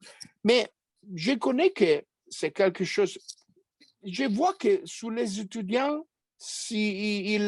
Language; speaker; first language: French; non-native, fluent; Italian